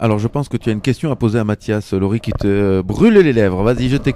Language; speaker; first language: French; native; French